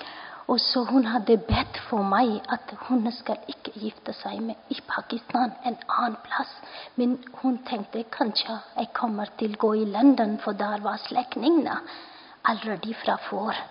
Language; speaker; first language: Norwegian; non-native, fluent; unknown